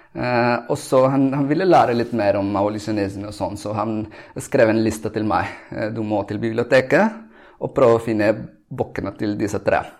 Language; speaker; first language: Norwegian; non-native, fluent; Spanish